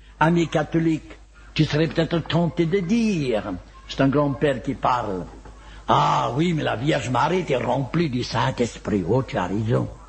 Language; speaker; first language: French; non-native, fluent; Welsh